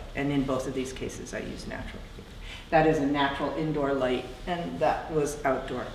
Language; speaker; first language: English; native; English